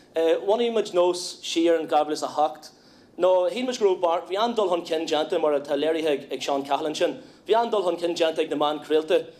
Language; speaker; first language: Irish; non-native, local second language; English